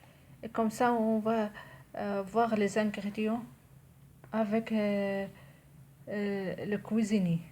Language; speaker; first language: French; non-native, local second language; Arabic